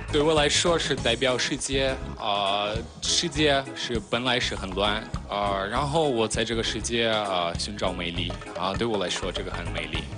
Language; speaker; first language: Chinese; non-native, fluent; Russian